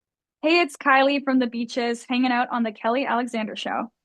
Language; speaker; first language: English; native; English